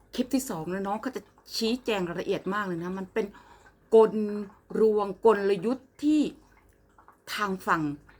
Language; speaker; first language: Thai; native; Thai